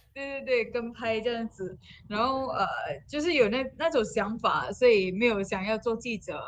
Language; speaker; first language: Chinese; non-native, local second language; Malay